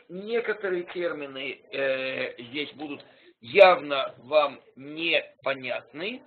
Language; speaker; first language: Russian; native; Russian